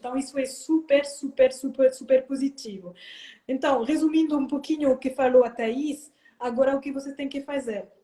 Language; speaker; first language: Portuguese; non-native, fluent; French